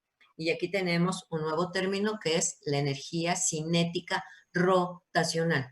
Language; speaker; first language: Spanish; native; Spanish